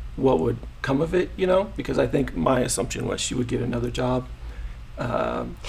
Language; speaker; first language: English; native; English